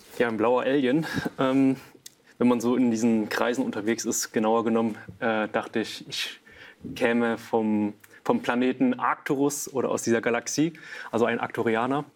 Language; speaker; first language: German; early bilingual, other home language; Vietnamese